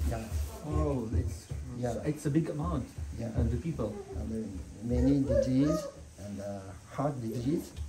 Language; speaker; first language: English; non-native, learner; Japanese